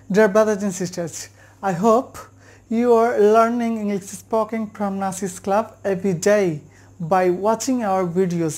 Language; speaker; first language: English; non-native, local second language; Bangla